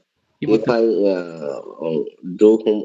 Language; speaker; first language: English; non-native, learner; Bangla